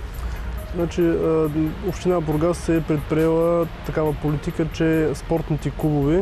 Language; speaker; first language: Bulgarian; native; Bulgarian